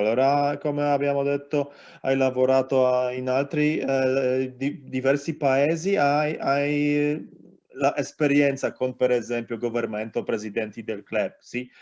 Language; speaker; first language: Italian; non-native, learner; Polish